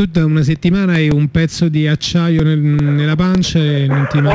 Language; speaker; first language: Italian; native; Italian